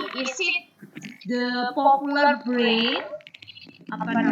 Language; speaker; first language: English; non-native, learner; Indonesian